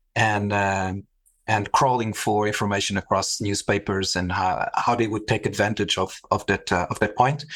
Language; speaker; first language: English; non-native, fluent; Portuguese